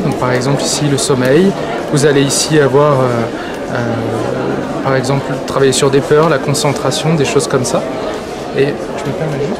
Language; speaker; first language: French; native; French